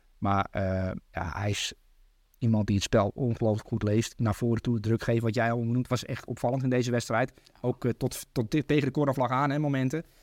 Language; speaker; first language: Dutch; early bilingual, other home language; Turkish